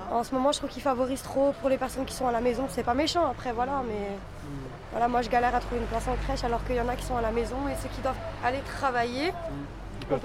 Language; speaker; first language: French; native; French